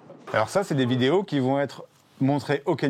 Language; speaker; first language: French; native; French